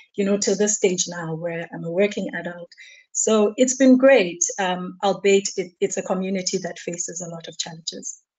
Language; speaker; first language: English; non-native, local second language; Xhosa